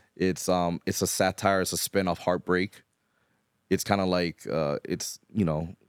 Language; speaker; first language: English; native; English